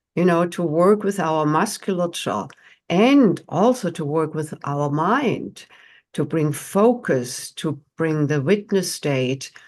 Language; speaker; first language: English; non-native, fluent; German